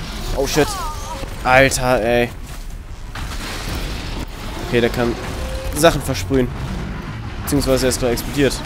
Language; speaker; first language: German; native; German